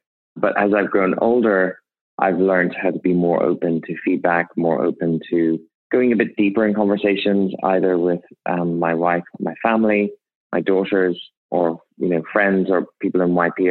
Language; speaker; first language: English; native; English